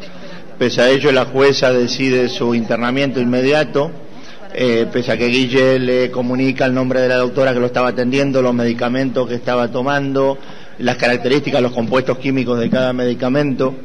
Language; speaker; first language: Spanish; native; Spanish